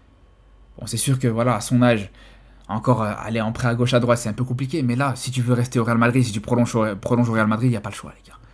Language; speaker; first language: French; native; French